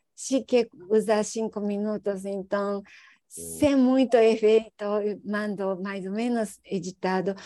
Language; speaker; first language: Portuguese; non-native, learner; Japanese